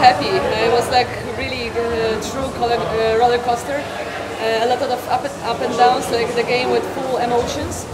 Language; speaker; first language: English; non-native, fluent; Polish